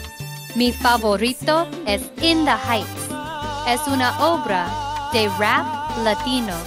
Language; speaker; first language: Spanish; non-native, fluent; English